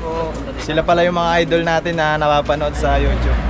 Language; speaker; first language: Filipino; native; Filipino